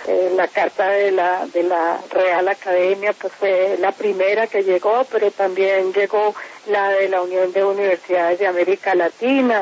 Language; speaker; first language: Spanish; native; Spanish